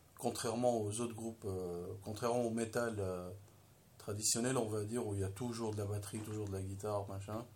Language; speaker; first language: French; non-native, local second language; Arabic